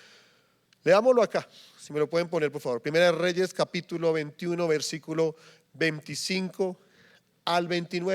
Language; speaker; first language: Spanish; native; Spanish